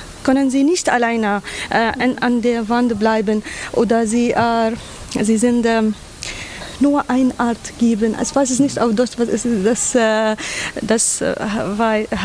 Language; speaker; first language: German; non-native, learner; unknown